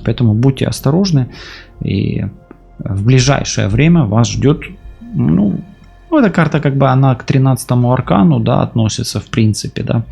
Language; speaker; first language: Russian; native; Russian